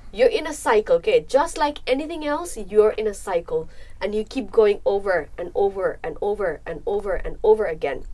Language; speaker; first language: English; non-native, local second language; Nepali